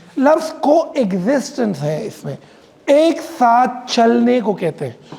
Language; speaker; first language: Urdu; non-native, local second language; Pashto